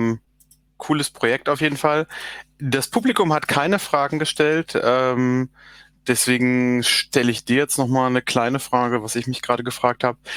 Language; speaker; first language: German; native; German